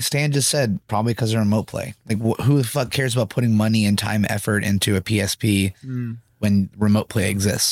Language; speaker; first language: English; native; English